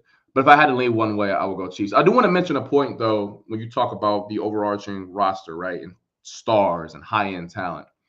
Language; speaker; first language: English; native; English